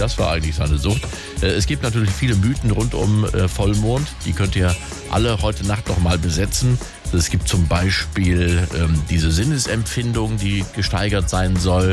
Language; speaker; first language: German; native; German